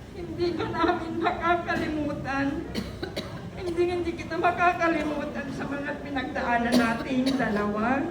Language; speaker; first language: Filipino; non-native, local second language; Bikol